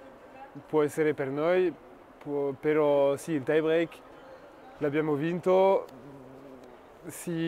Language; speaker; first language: Italian; non-native, fluent; French